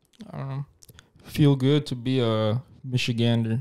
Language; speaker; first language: English; early bilingual, other home language; Spanish